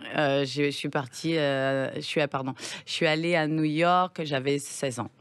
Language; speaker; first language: French; native; French